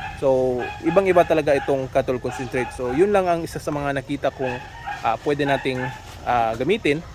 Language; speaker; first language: Filipino; non-native, local second language; Cebuano